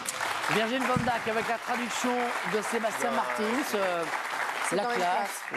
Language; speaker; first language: French; native; French